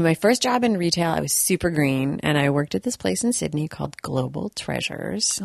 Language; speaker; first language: English; native; English